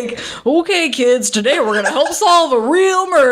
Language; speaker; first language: English; native; English